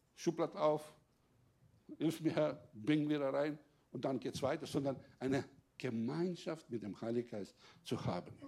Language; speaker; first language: German; non-native, fluent; Greek